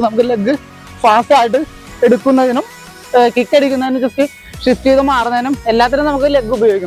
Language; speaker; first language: Malayalam; native; Malayalam